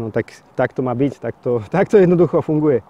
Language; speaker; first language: Slovak; native; Slovak